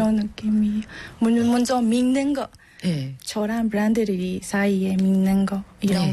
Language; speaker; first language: Korean; non-native, learner; Burmese